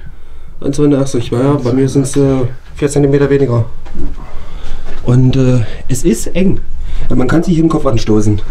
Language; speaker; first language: German; native; German